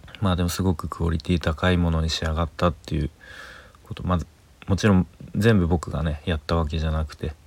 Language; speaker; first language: Japanese; native; Japanese